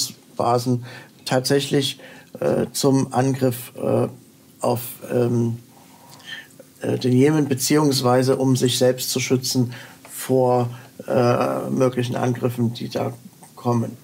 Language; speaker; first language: German; native; German